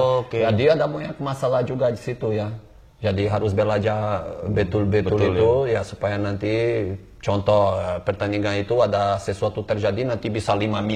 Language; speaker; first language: Indonesian; non-native, fluent; Portuguese